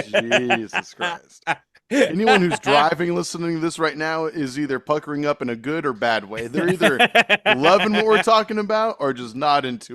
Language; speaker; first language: English; native; English